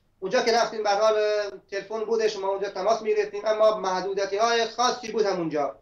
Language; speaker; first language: Persian; non-native, local second language; Baluchi